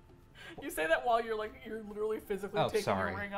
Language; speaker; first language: English; native; English